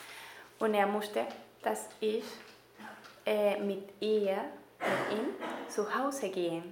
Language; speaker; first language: German; non-native, learner; Spanish